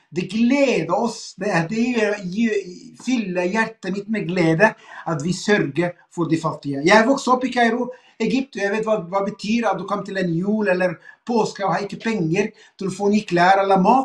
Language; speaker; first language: Norwegian; non-native, fluent; Arabic